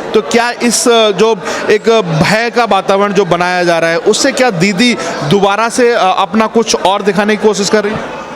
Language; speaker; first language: Hindi; native; Hindi